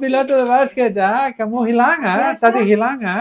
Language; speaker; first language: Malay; non-native, learner; Catalan